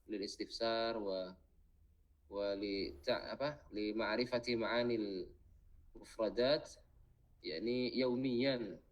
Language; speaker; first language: Arabic; non-native, fluent; Indonesian